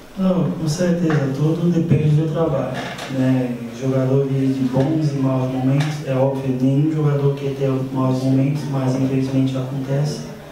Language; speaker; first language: Portuguese; non-native, fluent; French